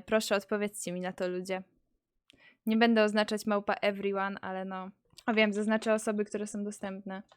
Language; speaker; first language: Polish; native; Polish